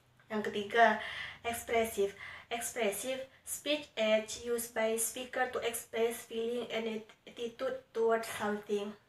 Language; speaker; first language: English; non-native, learner; Indonesian